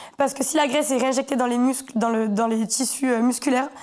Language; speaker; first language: French; native; French